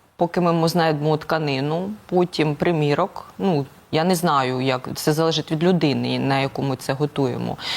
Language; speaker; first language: Ukrainian; non-native, local second language; Russian